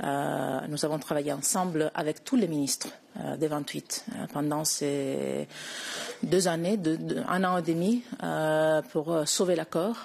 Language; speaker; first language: French; non-native, fluent; Italian